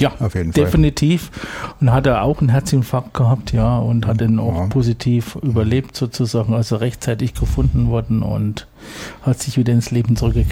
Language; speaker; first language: German; native; German